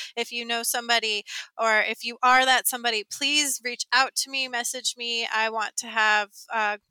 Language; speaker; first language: English; native; English